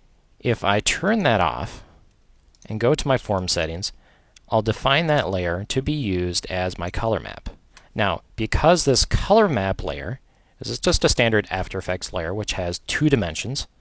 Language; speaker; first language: English; native; English